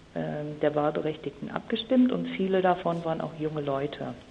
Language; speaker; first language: German; non-native, fluent; English